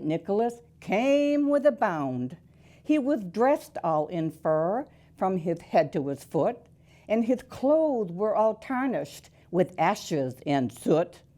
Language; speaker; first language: English; native; English